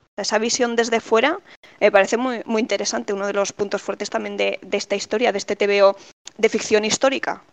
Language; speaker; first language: Spanish; native; Spanish